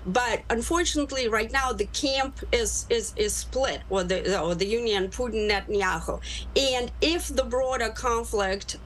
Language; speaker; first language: English; non-native, fluent; Russian